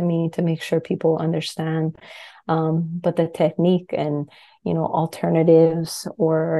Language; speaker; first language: English; native; English